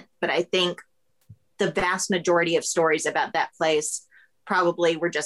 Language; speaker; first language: English; native; English